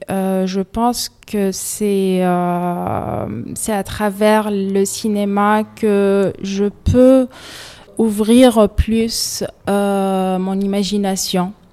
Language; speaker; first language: French; non-native, fluent; Arabic